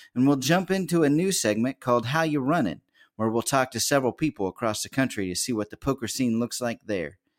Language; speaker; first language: English; native; English